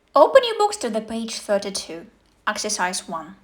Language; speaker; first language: English; non-native, fluent; Ukrainian